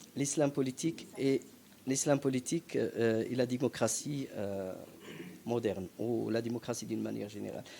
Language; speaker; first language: French; non-native, local second language; Arabic